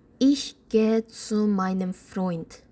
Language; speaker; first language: German; non-native, fluent; Korean